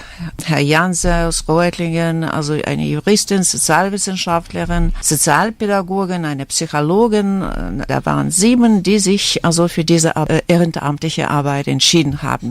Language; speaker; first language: German; non-native, fluent; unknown